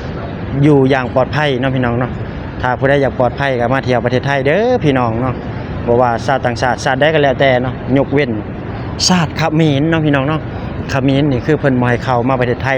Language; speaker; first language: Thai; non-native, local second language; Lao